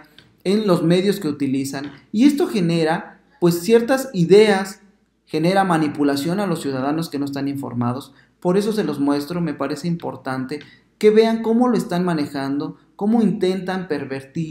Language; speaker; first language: Spanish; native; Spanish